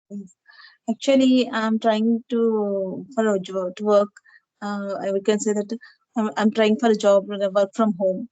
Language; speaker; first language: English; non-native, learner; Telugu